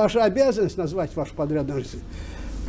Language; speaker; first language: Russian; native; Russian